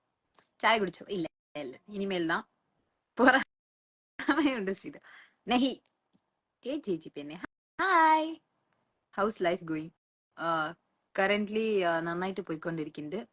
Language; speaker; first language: Malayalam; early bilingual, heritage; Malayalam